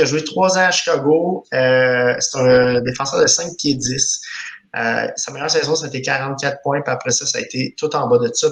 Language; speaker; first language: French; native; French